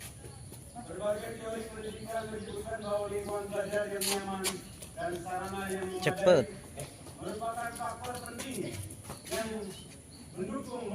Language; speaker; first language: Indonesian; native; Indonesian